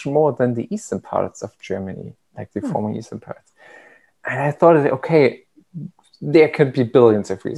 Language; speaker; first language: English; non-native, fluent; German